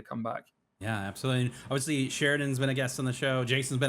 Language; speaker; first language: English; native; English